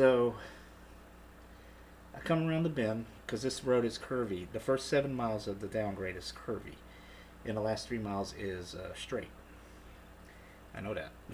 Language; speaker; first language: English; native; English